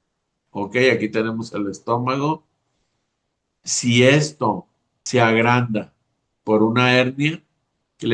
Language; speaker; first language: Spanish; native; Spanish